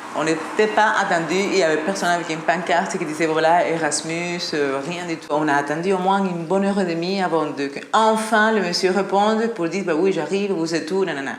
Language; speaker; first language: French; non-native, fluent; Spanish